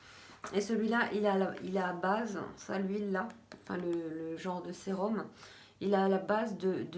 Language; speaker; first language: French; native; French